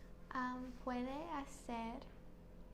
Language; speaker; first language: Spanish; non-native, learner; English